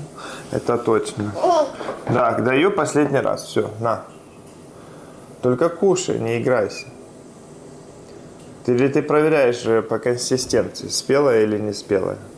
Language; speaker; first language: Russian; native; Russian